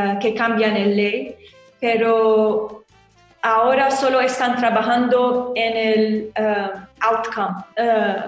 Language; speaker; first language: Spanish; non-native, learner; Arabic